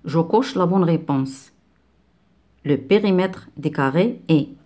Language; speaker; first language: French; non-native, local second language; Arabic